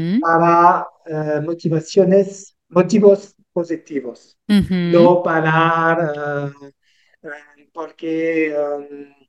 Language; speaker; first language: Spanish; non-native, learner; French